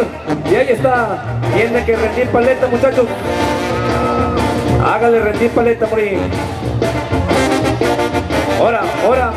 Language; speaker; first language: Spanish; native; Spanish